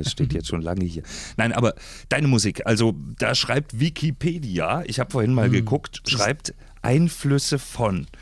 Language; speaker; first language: German; native; German